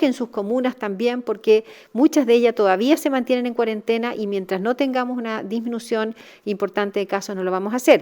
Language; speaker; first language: Spanish; native; Spanish